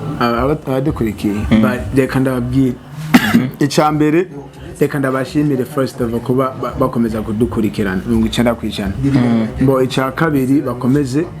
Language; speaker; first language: Rundi; early bilingual, heritage; Rundi